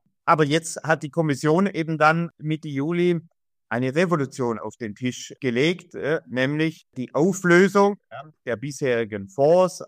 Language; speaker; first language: German; native; German